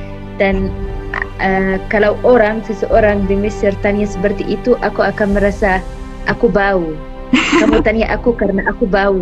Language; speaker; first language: Indonesian; non-native, fluent; Arabic